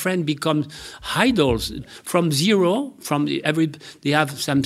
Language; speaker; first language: English; non-native, learner; French